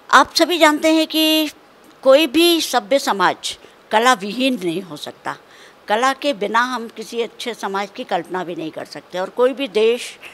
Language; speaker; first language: Hindi; native; Hindi